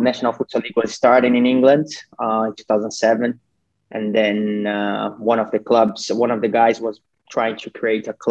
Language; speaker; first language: English; non-native, fluent; Portuguese